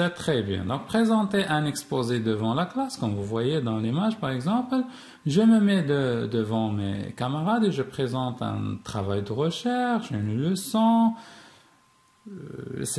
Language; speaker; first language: French; non-native, local second language; Arabic